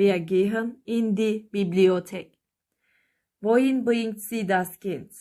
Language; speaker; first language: German; non-native, fluent; Turkish